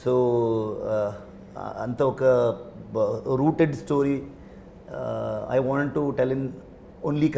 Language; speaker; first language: Telugu; non-native, learner; Kannada